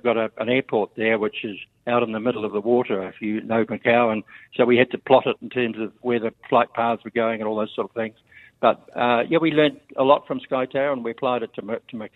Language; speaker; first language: English; native; English